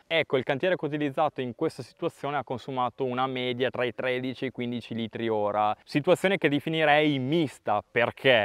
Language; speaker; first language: Italian; native; Italian